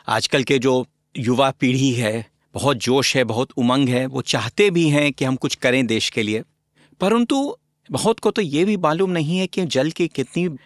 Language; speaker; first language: Hindi; native; Hindi